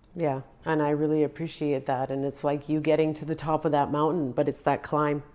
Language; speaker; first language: English; non-native, fluent; Croatian